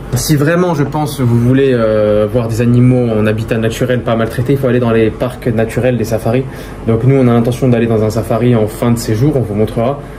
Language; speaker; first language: French; native; French